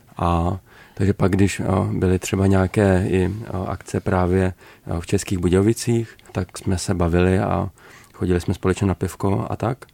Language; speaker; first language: Czech; native; Czech